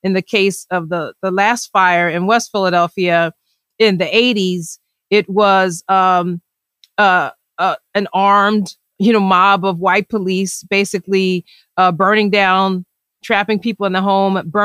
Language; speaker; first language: English; native; English